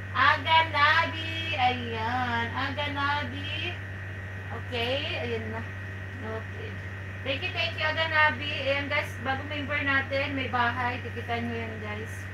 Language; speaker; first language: Filipino; native; Filipino